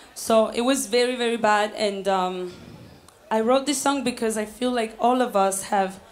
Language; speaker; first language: English; early bilingual, other home language; Spanish